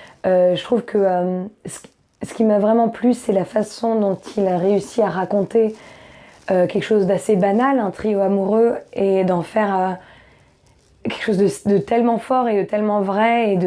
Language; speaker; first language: French; native; French